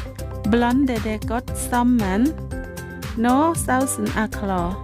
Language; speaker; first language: Norwegian; non-native, learner; Thai